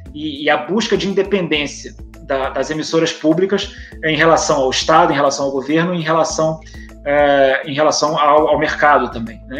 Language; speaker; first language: Portuguese; native; Portuguese